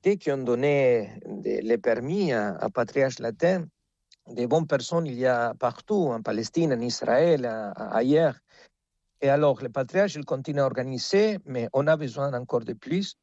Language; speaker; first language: French; non-native, fluent; Spanish